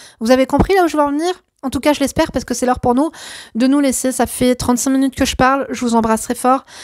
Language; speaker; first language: French; native; French